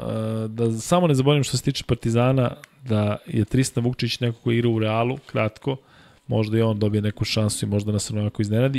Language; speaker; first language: Serbian; native; Serbian